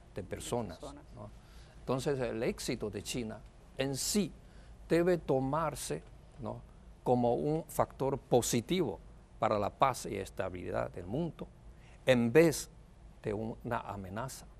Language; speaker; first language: Spanish; non-native, fluent; Chinese